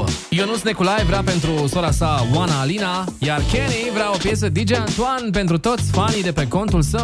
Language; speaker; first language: Romanian; native; Romanian